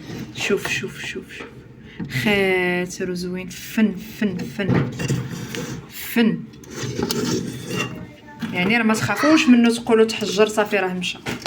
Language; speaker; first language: Arabic; native; Arabic